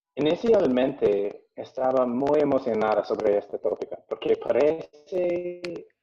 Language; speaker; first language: Spanish; non-native, learner; English